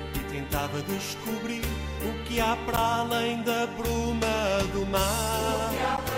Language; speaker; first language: Portuguese; native; Portuguese